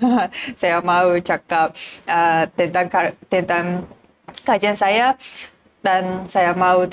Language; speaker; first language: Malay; non-native, learner; Japanese